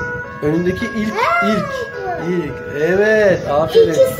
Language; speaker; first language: Turkish; native; Turkish